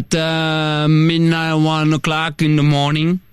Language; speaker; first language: English; non-native, learner; French